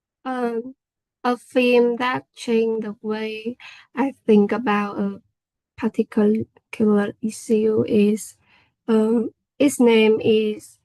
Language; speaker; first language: English; non-native, learner; Vietnamese